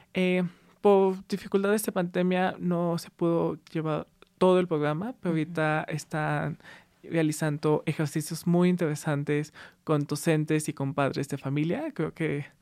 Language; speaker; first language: Spanish; native; Spanish